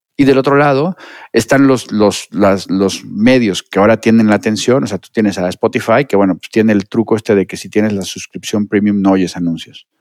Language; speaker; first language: Spanish; native; Spanish